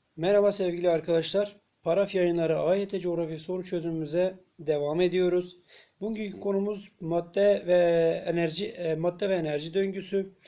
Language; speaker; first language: Turkish; native; Turkish